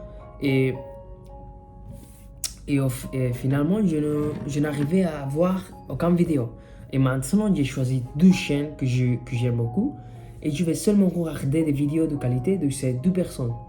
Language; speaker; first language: French; non-native, fluent; Spanish